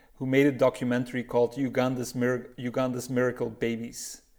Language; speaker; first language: English; non-native, fluent; Dutch